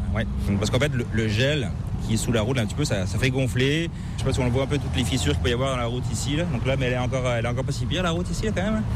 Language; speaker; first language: French; native; French